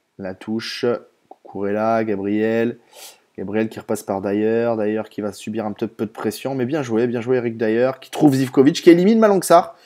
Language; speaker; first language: French; native; French